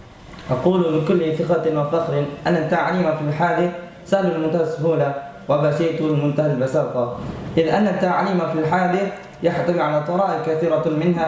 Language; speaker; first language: Arabic; non-native, learner; Indonesian